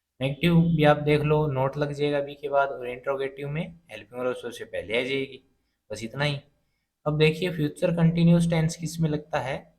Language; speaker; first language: Hindi; native; Hindi